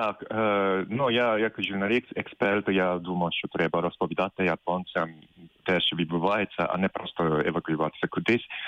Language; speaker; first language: Ukrainian; non-native, fluent; Japanese